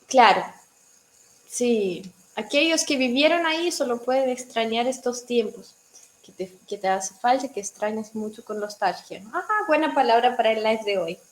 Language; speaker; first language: Spanish; non-native, fluent; Russian